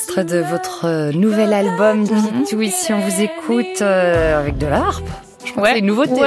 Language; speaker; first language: French; native; French